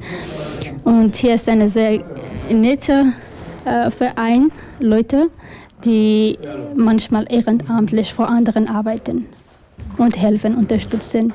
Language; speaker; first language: German; non-native, learner; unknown